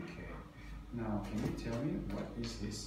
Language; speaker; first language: English; non-native, fluent; Vietnamese